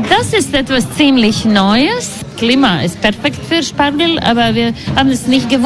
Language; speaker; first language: German; non-native, learner; Latvian